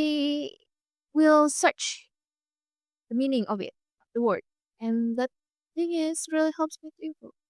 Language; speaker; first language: English; non-native, fluent; Indonesian